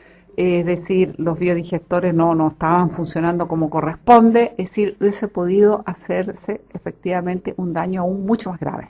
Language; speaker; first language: Spanish; native; Spanish